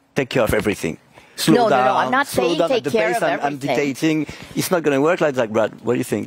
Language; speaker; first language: English; non-native, fluent; French